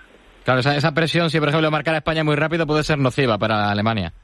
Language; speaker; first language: Spanish; native; Spanish